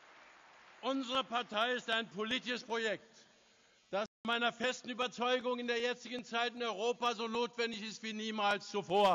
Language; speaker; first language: German; native; German